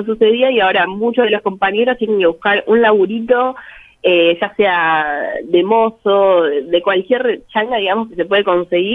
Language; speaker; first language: Spanish; native; Spanish